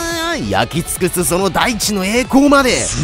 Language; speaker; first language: Japanese; native; Japanese